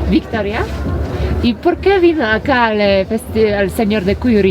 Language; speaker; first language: Spanish; non-native, fluent; Polish